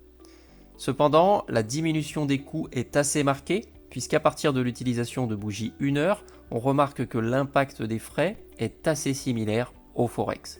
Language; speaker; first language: French; native; French